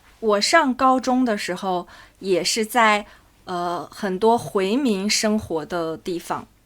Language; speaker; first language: Chinese; native; Chinese